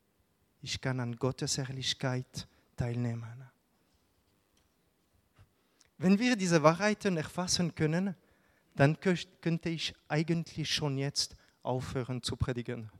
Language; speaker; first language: German; non-native, local second language; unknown